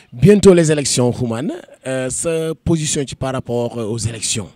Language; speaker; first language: French; non-native, local second language; Wolof